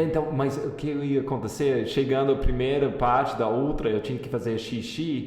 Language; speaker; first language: Portuguese; non-native, fluent; English